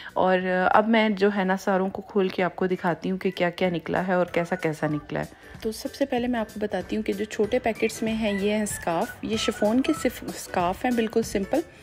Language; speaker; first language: Urdu; native; Urdu